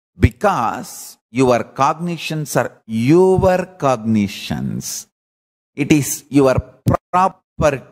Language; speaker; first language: English; non-native, local second language; Tamil